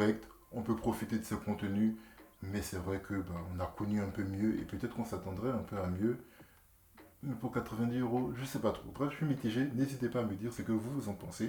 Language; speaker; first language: French; native; French